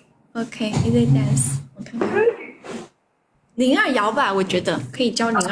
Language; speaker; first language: Chinese; non-native, learner; Thai